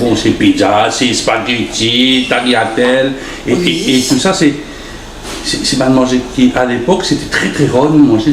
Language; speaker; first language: French; non-native, local second language; Morisyen